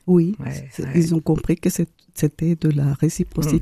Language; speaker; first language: French; non-native, fluent; Spanish